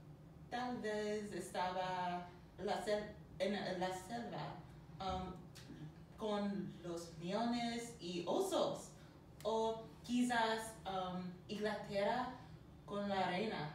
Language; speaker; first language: Spanish; non-native, learner; English